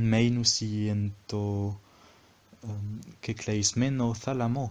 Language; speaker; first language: Greek; non-native, fluent; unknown